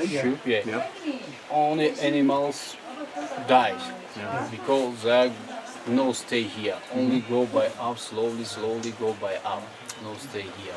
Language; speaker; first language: English; non-native, learner; Tajik